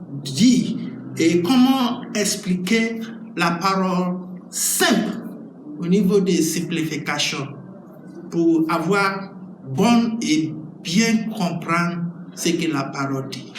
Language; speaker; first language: French; non-native, learner; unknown